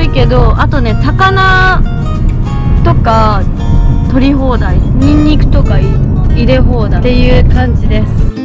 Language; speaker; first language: Japanese; native; Japanese